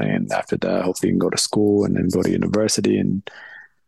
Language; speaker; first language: English; early bilingual, other home language; Amharic